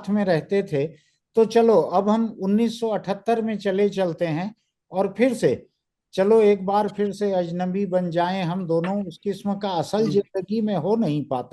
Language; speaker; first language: Hindi; native; Hindi